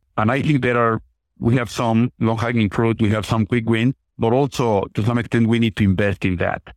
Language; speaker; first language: English; non-native, fluent; Spanish